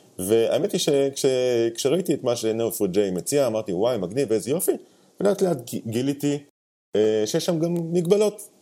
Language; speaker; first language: Hebrew; native; Hebrew